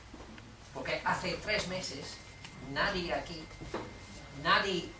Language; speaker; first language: Spanish; non-native, fluent; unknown